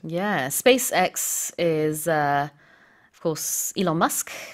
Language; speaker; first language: English; early bilingual, other home language; Korean